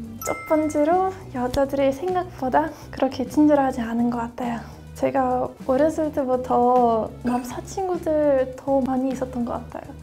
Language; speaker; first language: Korean; non-native, fluent; Russian